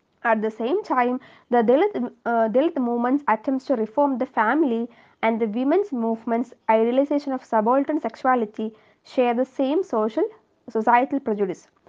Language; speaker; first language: English; non-native, local second language; Malayalam